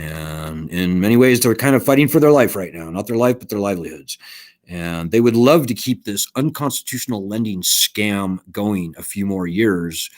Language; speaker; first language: English; native; English